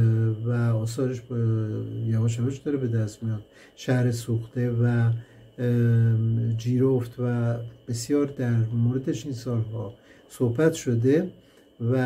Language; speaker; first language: Persian; native; Persian